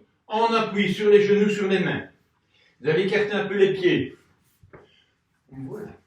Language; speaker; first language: French; native; French